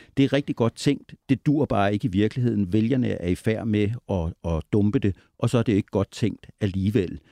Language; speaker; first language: Danish; native; Danish